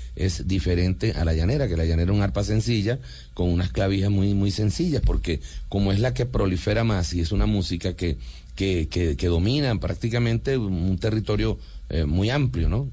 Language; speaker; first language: Spanish; native; Spanish